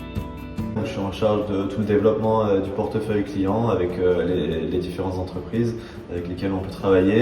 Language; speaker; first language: French; native; French